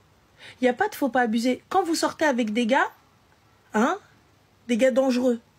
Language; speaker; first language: French; native; French